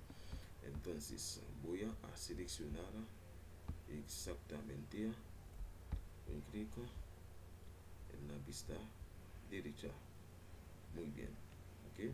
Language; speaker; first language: Spanish; non-native, learner; Haitian Creole